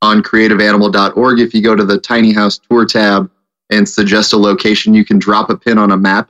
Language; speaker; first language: English; native; English